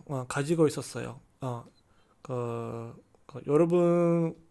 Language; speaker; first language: Korean; non-native, learner; Chinese